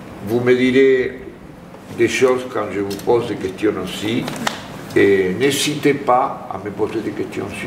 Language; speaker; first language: French; non-native, fluent; Spanish